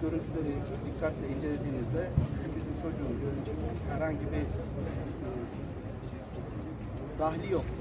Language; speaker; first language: Turkish; native; Turkish